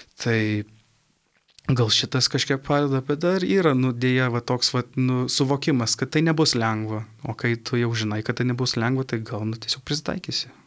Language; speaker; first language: Lithuanian; early bilingual, heritage; Lithuanian